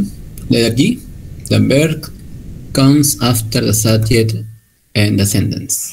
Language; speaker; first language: English; non-native, learner; Spanish